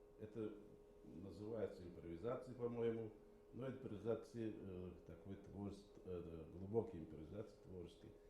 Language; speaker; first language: Russian; non-native, local second language; Bashkir